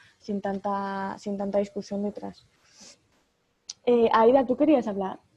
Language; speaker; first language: Spanish; native; Spanish